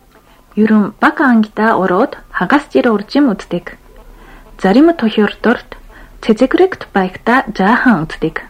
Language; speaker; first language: Mongolian; non-native, fluent; Japanese